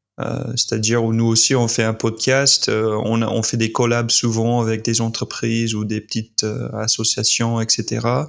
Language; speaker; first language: French; non-native, fluent; English